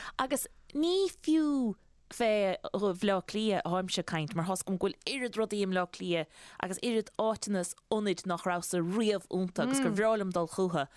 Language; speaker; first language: Irish; native; Irish